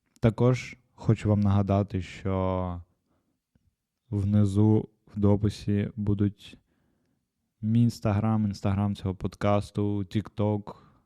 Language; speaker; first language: Ukrainian; non-native, local second language; Russian